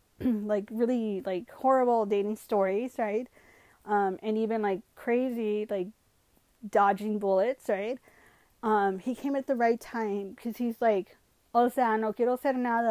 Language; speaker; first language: English; early bilingual, other home language; Spanish